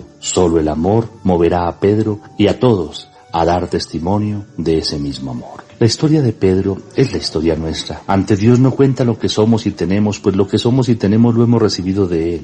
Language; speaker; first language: Spanish; native; Spanish